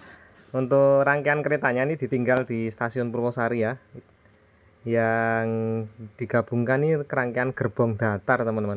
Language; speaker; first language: Indonesian; native; Indonesian